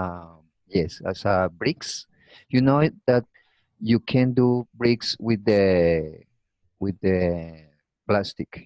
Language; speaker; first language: English; non-native, learner; Spanish